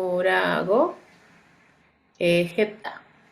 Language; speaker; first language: Korean; non-native, learner; Spanish